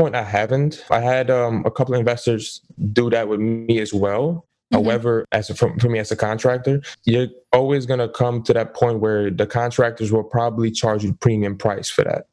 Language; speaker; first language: English; non-native, fluent; Dutch